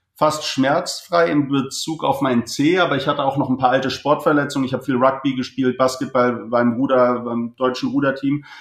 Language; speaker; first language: German; native; German